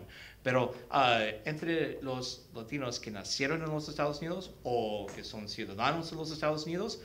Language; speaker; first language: Spanish; early bilingual, heritage; Spanish